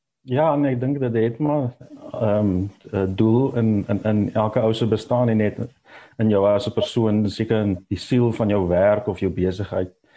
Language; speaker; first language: Afrikaans; native; Afrikaans